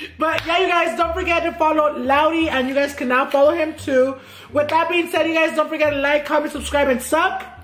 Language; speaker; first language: English; early bilingual, other home language; Spanish